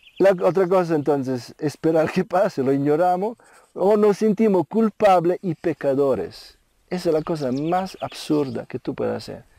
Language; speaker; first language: Spanish; non-native, fluent; Italian